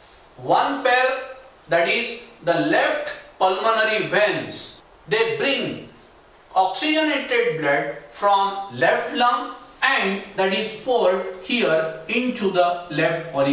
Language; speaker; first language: English; non-native, local second language; Marathi